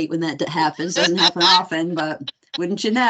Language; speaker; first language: English; native; English